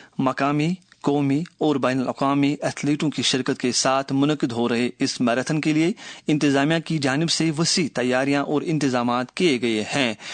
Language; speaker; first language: Urdu; non-native, local second language; Kashmiri